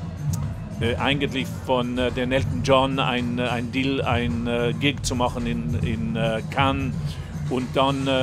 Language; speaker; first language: German; non-native, local second language; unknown